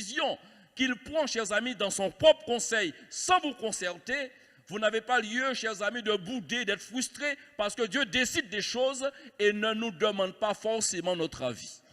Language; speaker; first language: French; native; French